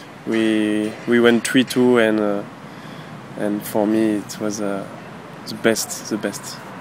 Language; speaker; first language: English; non-native, learner; French